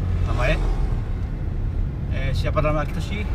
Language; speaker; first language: Indonesian; non-native, learner; Japanese